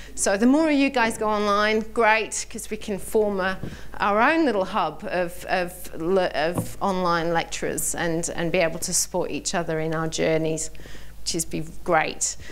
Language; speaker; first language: English; native; English